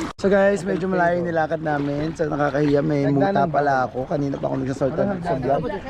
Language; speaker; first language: Filipino; native; Filipino